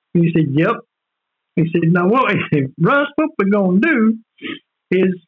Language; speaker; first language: English; native; English